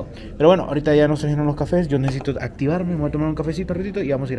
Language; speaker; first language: Spanish; native; Spanish